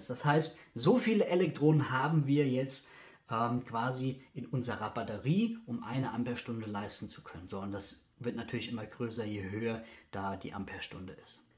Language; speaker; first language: German; native; German